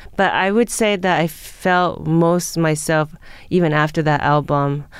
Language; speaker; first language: English; early bilingual, other home language; Japanese